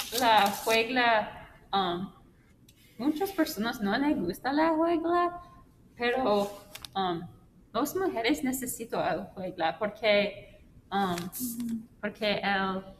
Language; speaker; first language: Spanish; non-native, learner; English